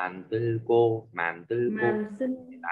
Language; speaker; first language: Korean; non-native, fluent; Vietnamese